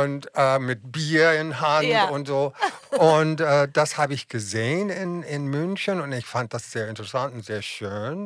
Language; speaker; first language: German; non-native, fluent; English